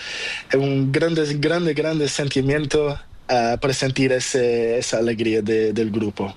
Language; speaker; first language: Spanish; non-native, learner; Portuguese